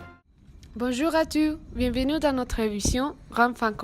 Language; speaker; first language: French; non-native, learner; Spanish